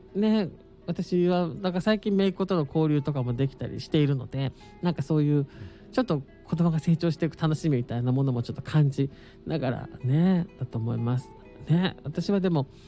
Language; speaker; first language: Japanese; native; Japanese